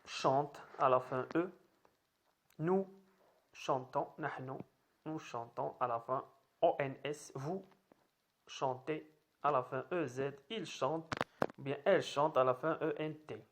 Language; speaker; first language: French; non-native, local second language; Arabic